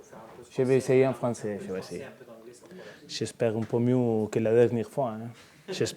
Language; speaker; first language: French; non-native, learner; Spanish